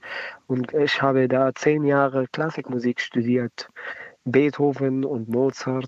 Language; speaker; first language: German; non-native, learner; Arabic